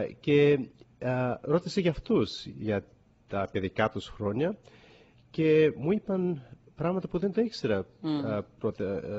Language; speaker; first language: Greek; early bilingual, other home language; English